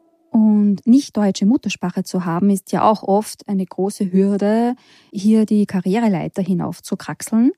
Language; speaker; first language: German; native; German